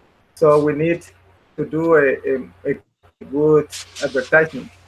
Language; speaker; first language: English; non-native, learner; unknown